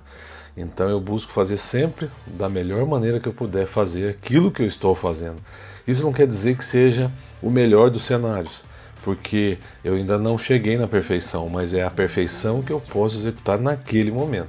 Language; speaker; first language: Portuguese; native; Portuguese